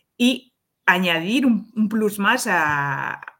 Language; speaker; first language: Spanish; native; Spanish